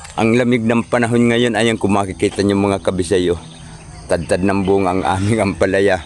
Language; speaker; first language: Filipino; non-native, local second language; Cebuano